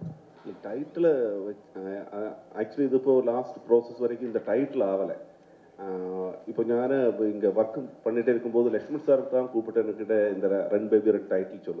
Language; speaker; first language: Tamil; non-native, learner; Malayalam